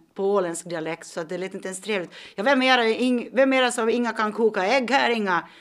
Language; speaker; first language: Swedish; native; Swedish